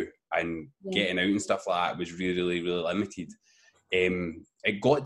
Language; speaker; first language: English; native; English